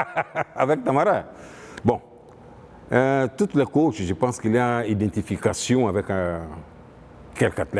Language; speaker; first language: French; non-native, fluent; Portuguese